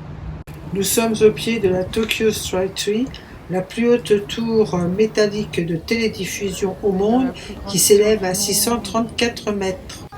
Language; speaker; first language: French; native; French